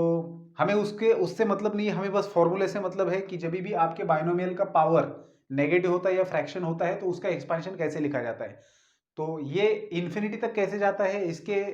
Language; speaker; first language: Hindi; native; Hindi